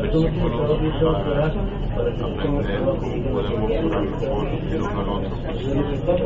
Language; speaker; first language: Spanish; non-native, learner; English